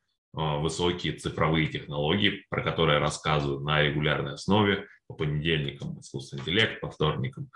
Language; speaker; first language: Russian; native; Russian